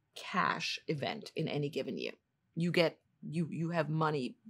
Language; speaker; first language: English; non-native, fluent; German